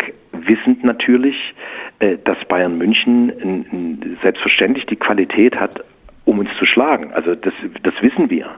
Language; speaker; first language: German; native; German